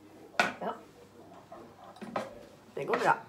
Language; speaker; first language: Norwegian; non-native, learner; Filipino